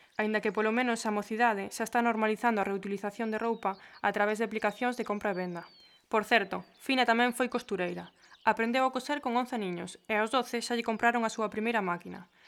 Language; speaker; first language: Galician; early bilingual, heritage; Galician